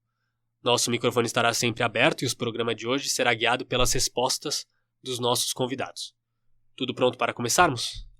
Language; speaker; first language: Portuguese; native; Portuguese